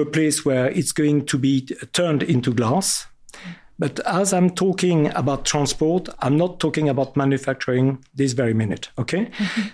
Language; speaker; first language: English; non-native, fluent; French